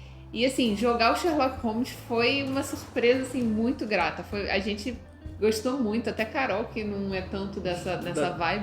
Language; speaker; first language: Portuguese; native; Portuguese